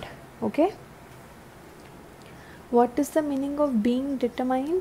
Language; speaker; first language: English; non-native, local second language; Hindi